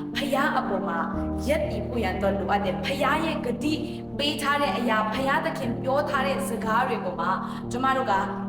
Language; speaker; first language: Burmese; non-native, local second language; Kachin